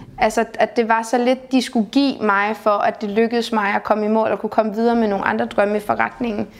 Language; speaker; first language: Danish; native; Danish